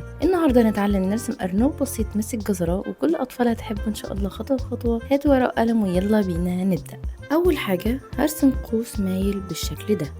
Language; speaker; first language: Arabic; native; Arabic